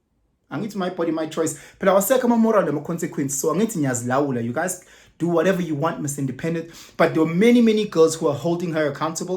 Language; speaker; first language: English; non-native, local second language; Zulu